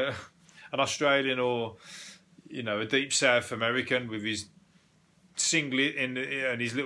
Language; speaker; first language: English; native; English